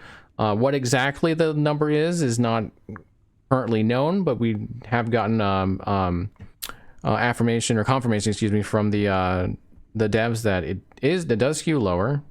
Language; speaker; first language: English; native; English